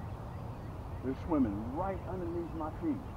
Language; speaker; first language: English; native; English